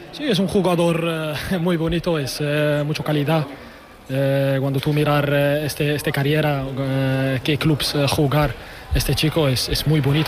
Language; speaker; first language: Spanish; non-native, learner; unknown